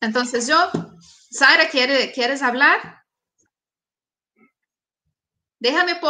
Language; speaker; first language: Spanish; non-native, fluent; Portuguese